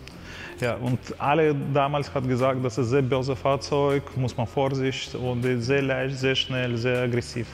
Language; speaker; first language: German; non-native, fluent; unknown